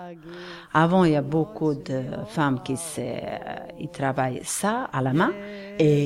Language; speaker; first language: French; non-native, learner; Serbian